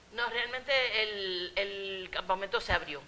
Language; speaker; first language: Spanish; native; Spanish